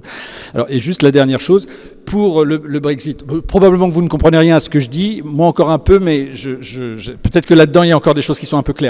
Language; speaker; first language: French; native; French